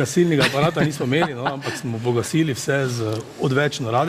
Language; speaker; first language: Slovenian; native; Slovenian